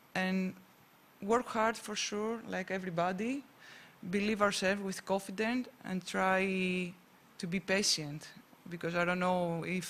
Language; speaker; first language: English; non-native, fluent; Greek